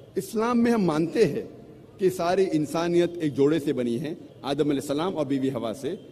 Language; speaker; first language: Urdu; non-native, local second language; Konkani